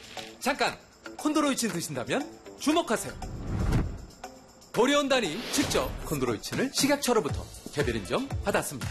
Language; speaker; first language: Korean; native; Korean